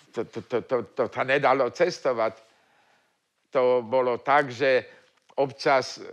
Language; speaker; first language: Slovak; non-native, local second language; German